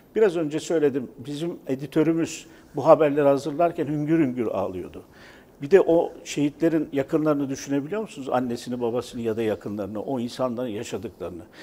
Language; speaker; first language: Turkish; native; Turkish